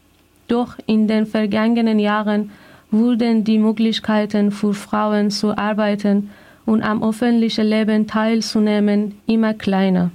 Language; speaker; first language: German; non-native, fluent; Persian